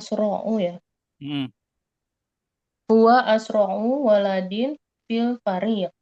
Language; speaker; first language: Arabic; non-native, learner; Indonesian